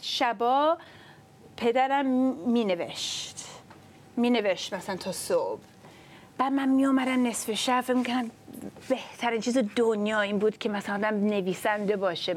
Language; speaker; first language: Persian; early bilingual, other home language; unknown